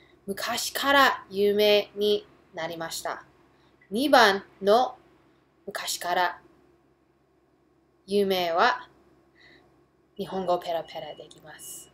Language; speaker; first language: Japanese; early bilingual, heritage; English